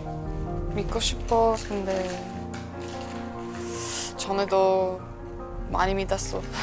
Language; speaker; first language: Korean; non-native, learner; English